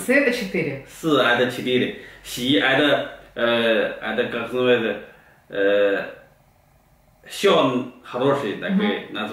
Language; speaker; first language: Russian; non-native, learner; Chinese